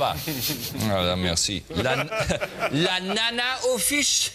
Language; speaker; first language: French; non-native, learner; German